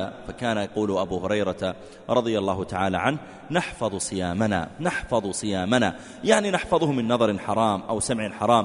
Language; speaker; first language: Arabic; native; Arabic